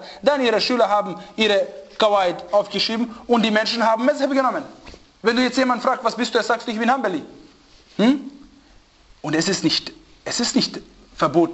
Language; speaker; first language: German; non-native, fluent; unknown